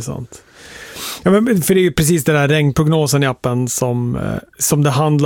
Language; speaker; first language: Swedish; native; Swedish